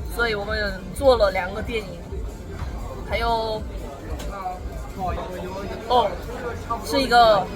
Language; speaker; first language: Chinese; non-native, learner; Korean